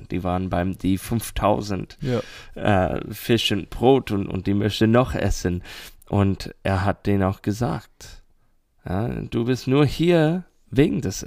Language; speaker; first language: German; non-native, learner; English